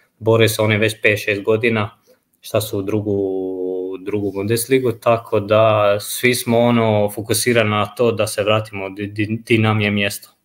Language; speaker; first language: Croatian; non-native, fluent; Albanian